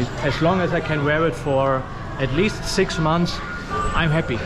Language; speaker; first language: English; non-native, fluent; German